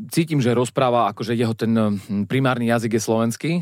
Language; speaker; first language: Slovak; native; Slovak